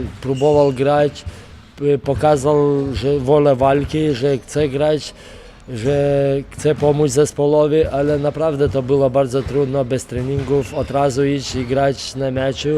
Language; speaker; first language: Polish; non-native, fluent; Lithuanian